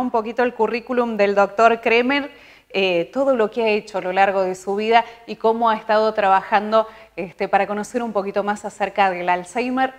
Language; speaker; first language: Spanish; native; Spanish